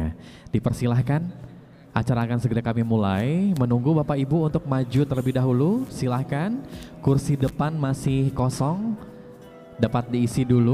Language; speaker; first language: Indonesian; native; Indonesian